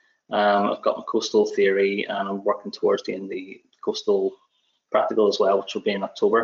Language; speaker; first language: English; native; English